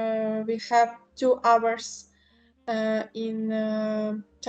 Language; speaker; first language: English; non-native, local second language; Ukrainian